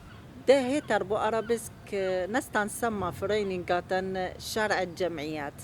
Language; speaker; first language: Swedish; non-native, learner; Arabic